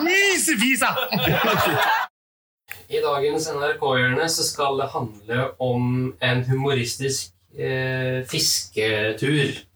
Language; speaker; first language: Norwegian; native; Norwegian